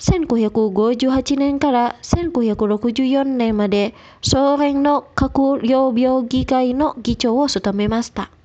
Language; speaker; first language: Japanese; non-native, fluent; Indonesian